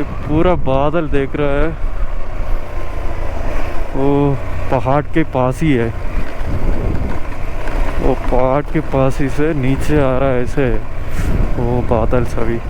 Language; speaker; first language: Hindi; non-native, local second language; Malayalam